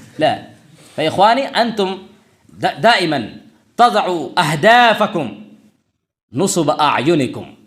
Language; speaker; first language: Arabic; non-native, fluent; Urdu